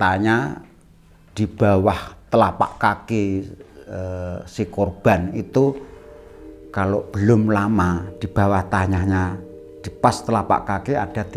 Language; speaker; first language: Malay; non-native, local second language; Javanese